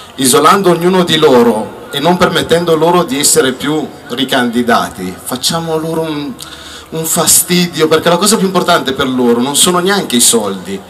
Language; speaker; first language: Italian; native; Italian